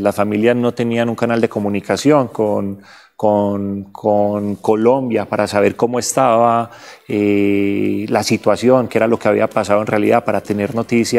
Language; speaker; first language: Spanish; native; Spanish